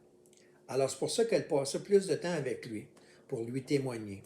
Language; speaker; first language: French; native; French